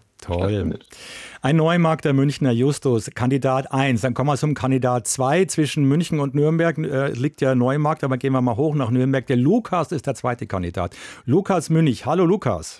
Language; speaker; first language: German; native; German